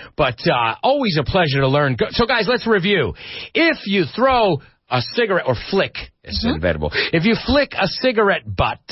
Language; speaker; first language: English; native; English